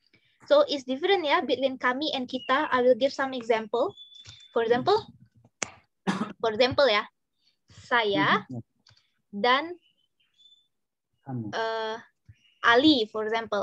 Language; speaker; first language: English; non-native, fluent; Indonesian